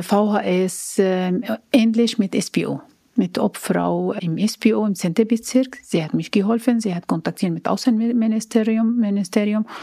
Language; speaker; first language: German; non-native, learner; Arabic